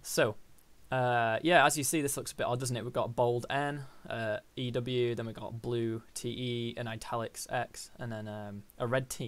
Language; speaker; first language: English; native; English